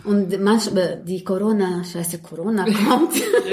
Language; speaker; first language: German; non-native, learner; Arabic